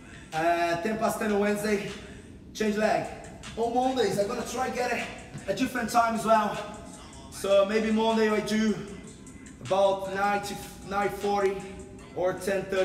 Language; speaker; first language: English; non-native, fluent; Portuguese